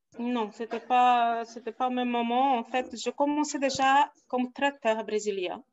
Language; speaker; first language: French; non-native, fluent; Portuguese